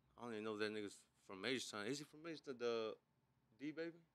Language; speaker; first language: English; native; English